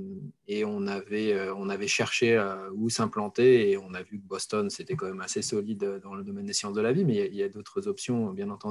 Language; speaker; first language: French; native; French